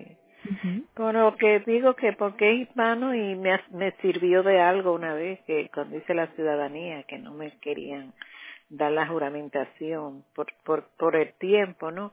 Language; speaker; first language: Spanish; native; Spanish